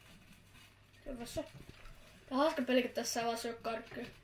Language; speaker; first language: Finnish; native; Finnish